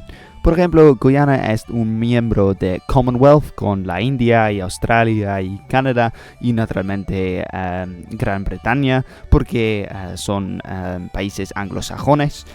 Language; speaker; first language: Spanish; non-native, learner; English